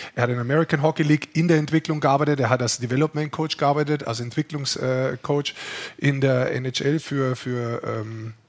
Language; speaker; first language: German; native; German